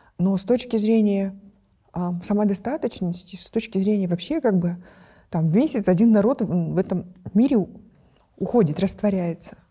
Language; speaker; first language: Russian; non-native, local second language; Kyrgyz